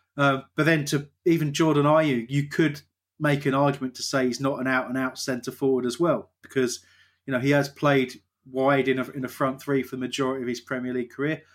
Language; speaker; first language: English; native; English